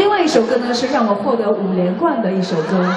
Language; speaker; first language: Chinese; native; Chinese